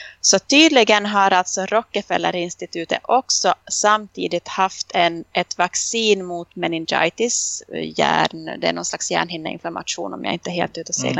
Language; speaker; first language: Swedish; native; Swedish